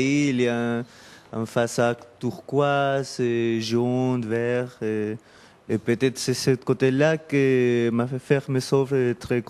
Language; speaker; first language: French; non-native, learner; Spanish